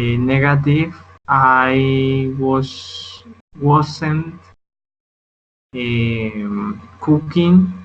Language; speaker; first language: English; non-native, learner; Spanish